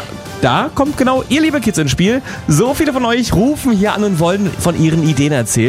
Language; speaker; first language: German; native; German